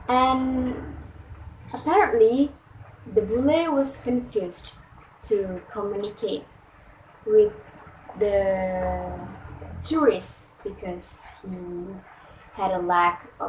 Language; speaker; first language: English; non-native, fluent; Indonesian